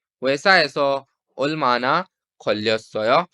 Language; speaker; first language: Korean; non-native, fluent; Urdu